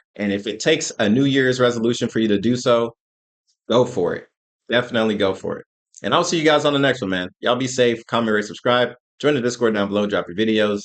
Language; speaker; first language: English; native; English